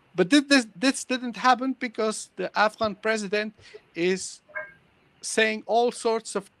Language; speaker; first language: English; early bilingual, other home language; Persian